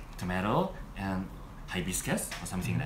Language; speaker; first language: English; non-native, learner; Japanese